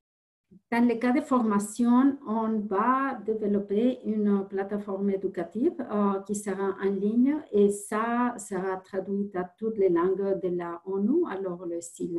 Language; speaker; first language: French; non-native, fluent; Spanish